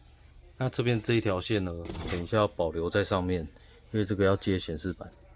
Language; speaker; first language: Chinese; native; Chinese